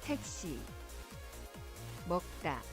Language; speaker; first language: Korean; non-native, learner; English